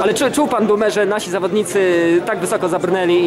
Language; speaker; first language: Polish; native; Polish